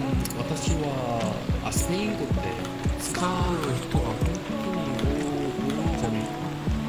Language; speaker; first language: Japanese; non-native, learner; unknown